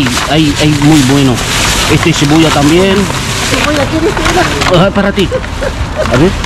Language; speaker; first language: Spanish; non-native, learner; Filipino